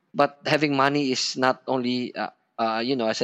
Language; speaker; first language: English; non-native, local second language; Filipino